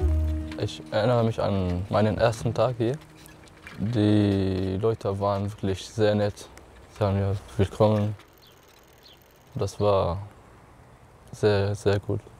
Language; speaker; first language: German; non-native, learner; Arabic